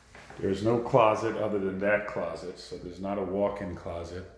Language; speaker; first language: English; native; English